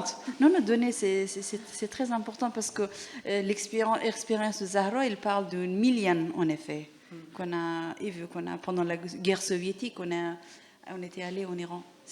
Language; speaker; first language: French; non-native, learner; Persian